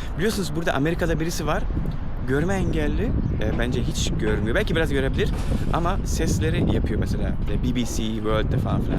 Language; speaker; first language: Turkish; early bilingual, heritage; Turkish